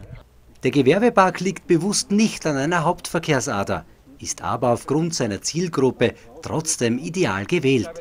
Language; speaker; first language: German; native; German